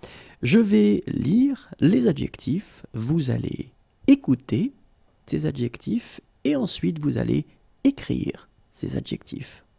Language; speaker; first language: French; native; French